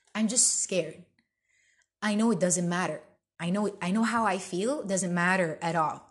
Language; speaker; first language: English; early bilingual, other home language; Arabic